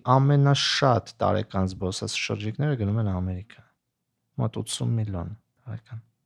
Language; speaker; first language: Armenian; native; Armenian